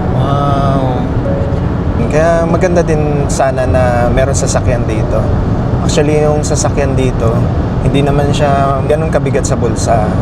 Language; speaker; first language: Filipino; native; Filipino